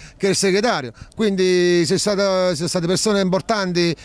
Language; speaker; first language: Italian; native; Italian